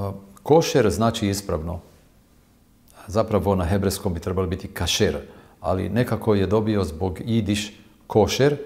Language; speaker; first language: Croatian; non-native, fluent; Hebrew